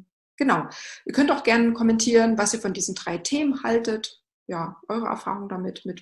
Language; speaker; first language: German; native; German